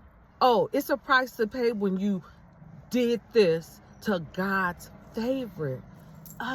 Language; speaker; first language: English; native; English